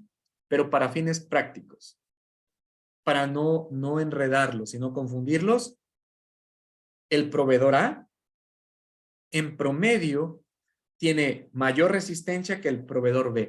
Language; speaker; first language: Spanish; native; Spanish